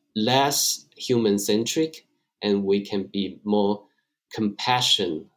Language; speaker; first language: English; non-native, fluent; Chinese